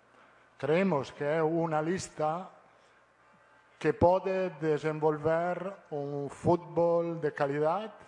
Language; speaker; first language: Portuguese; non-native, fluent; Italian